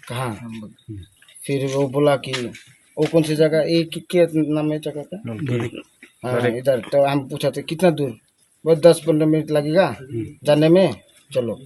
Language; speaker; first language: Hindi; non-native, local second language; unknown